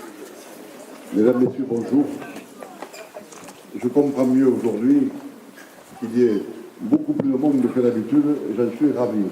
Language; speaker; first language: French; native; French